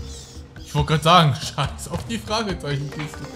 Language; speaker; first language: German; native; German